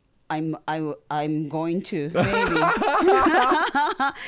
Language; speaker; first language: English; non-native, learner; Japanese